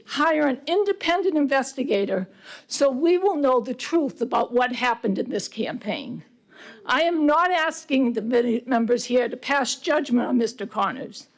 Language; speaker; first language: English; native; English